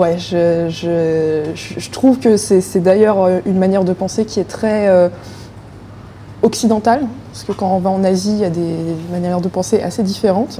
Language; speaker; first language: French; native; French